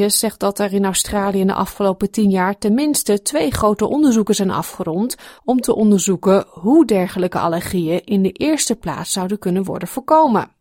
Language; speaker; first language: Dutch; native; Dutch